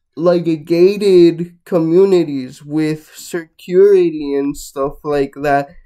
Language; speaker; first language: English; non-native, fluent; Spanish